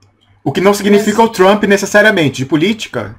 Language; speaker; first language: Portuguese; native; Portuguese